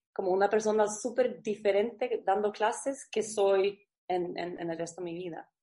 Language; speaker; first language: Spanish; non-native, learner; Swedish